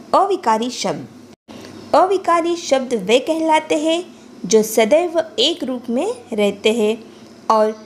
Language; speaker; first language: Hindi; non-native, local second language; Marathi